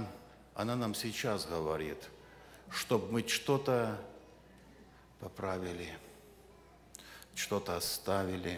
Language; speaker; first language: Russian; non-native, local second language; Ukrainian